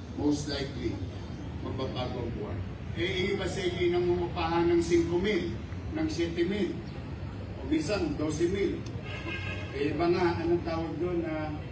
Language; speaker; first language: Filipino; native; Filipino